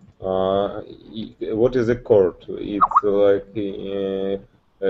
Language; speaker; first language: English; non-native, learner; Russian